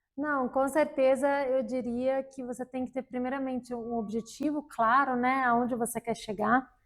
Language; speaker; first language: Portuguese; early bilingual, heritage; Portuguese